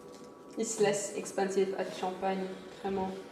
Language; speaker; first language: English; non-native, learner; French